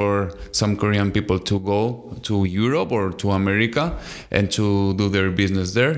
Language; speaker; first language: English; non-native, fluent; Spanish